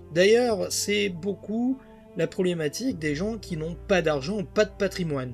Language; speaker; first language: French; native; French